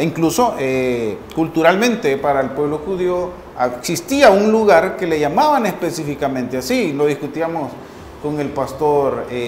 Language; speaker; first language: Spanish; native; Spanish